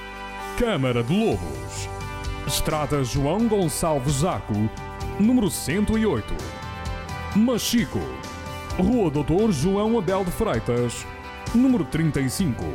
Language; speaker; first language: Portuguese; native; Portuguese